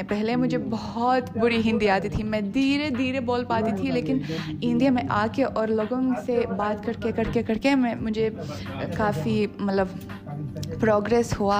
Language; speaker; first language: Hindi; non-native, fluent; Russian